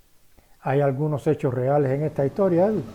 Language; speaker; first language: Spanish; native; Spanish